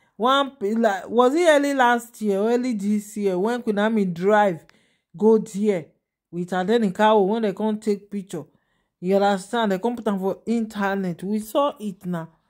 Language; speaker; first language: Nigerian Pidgin; non-native, local second language; Yoruba